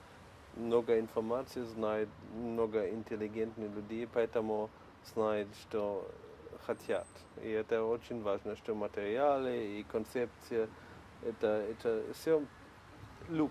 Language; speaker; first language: Russian; non-native, learner; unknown